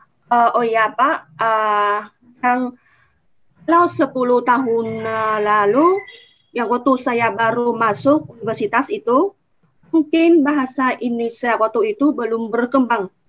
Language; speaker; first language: Indonesian; non-native, fluent; Vietnamese